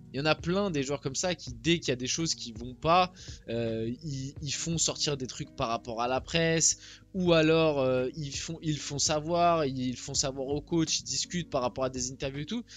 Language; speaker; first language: French; early bilingual, other home language; Portuguese